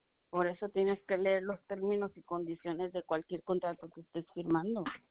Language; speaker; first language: Spanish; early bilingual, heritage; Spanish